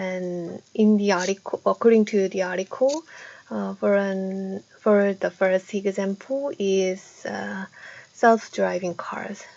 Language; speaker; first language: English; non-native, fluent; Korean